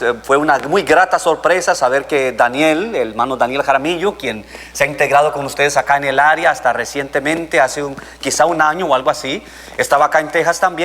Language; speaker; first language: Spanish; native; Spanish